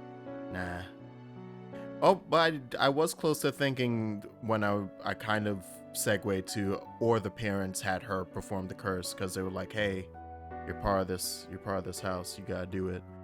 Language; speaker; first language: English; native; English